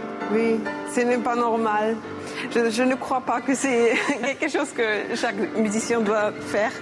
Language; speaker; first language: French; non-native, learner; German